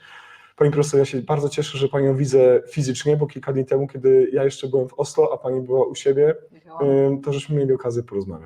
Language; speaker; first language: Polish; native; Polish